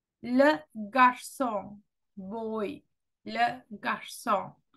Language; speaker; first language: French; non-native, fluent; Sinhala